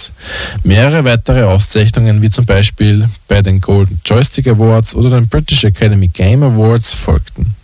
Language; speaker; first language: German; native; German